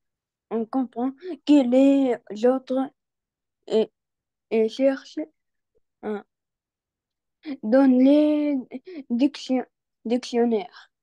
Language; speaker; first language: French; non-native, learner; Arabic